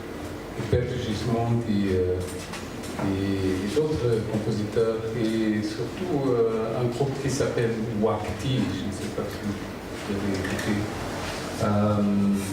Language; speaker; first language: French; non-native, fluent; Portuguese